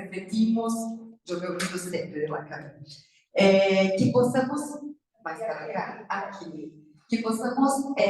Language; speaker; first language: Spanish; non-native, learner; Portuguese